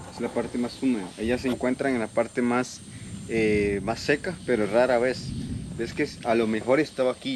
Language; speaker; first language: Spanish; native; Spanish